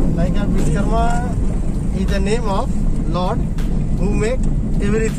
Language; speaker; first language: English; non-native, learner; Hindi